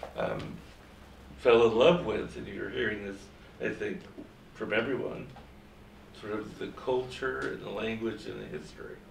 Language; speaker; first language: English; native; English